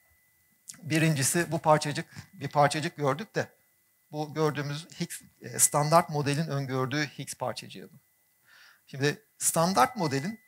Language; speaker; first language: Turkish; native; Turkish